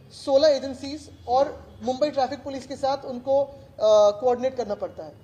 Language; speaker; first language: Hindi; non-native, local second language; Marathi